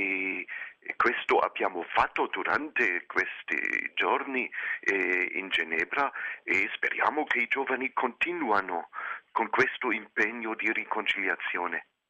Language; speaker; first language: Italian; non-native, fluent; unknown